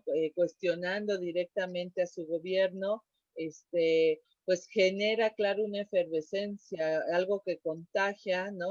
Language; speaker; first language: Spanish; native; Spanish